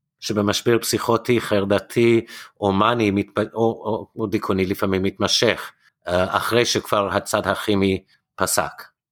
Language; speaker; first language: Hebrew; non-native, fluent; English